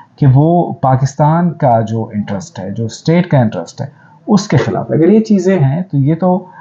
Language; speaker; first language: Urdu; non-native, local second language; Pashto